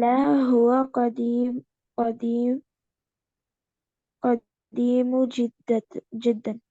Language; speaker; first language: Arabic; non-native, learner; Urdu